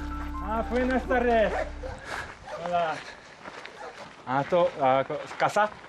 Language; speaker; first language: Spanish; non-native, learner; Korean